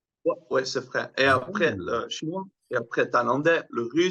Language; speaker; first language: French; non-native, fluent; Dutch